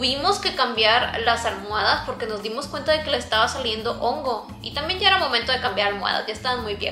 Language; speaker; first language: Spanish; native; Spanish